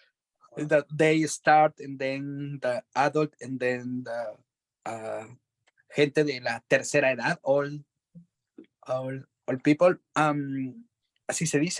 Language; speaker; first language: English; non-native, learner; Spanish